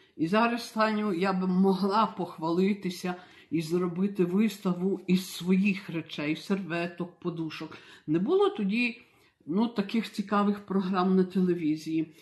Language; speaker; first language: Ukrainian; early bilingual, heritage; Ukrainian